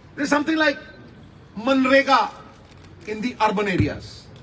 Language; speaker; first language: English; non-native, local second language; Punjabi